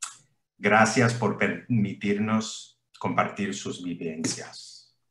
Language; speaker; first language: Spanish; early bilingual, heritage; English